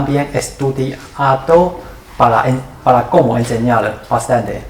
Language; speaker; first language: Spanish; non-native, learner; Chinese